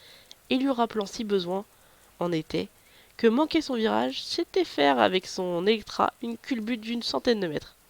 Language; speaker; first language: French; native; French